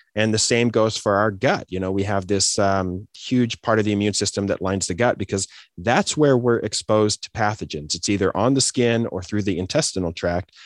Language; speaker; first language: English; native; English